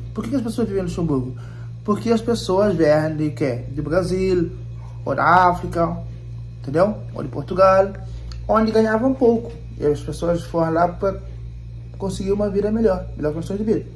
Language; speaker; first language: Portuguese; non-native, local second language; Kabuverdianu